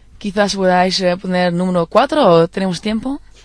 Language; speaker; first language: Spanish; non-native, fluent; Dutch